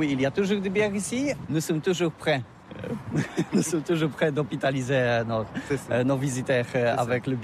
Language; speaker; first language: French; non-native, learner; Polish